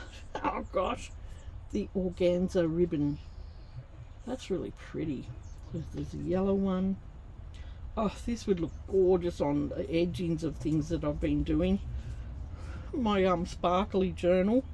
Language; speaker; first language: English; native; English